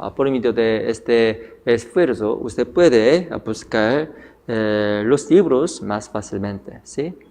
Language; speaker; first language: Spanish; non-native, learner; Korean